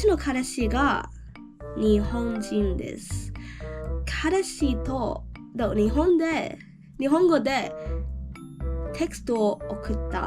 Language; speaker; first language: Japanese; non-native, learner; English